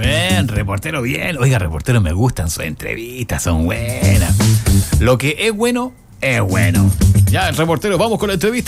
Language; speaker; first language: Spanish; native; Spanish